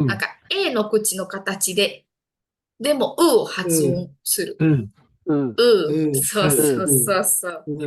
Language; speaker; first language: Japanese; non-native, fluent; Indonesian